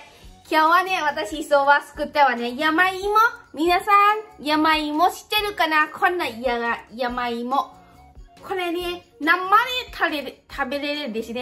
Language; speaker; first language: Japanese; non-native, learner; Lao